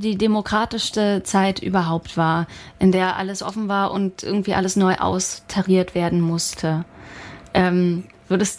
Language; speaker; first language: German; native; German